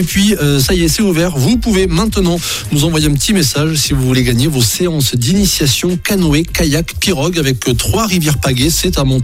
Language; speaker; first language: French; native; French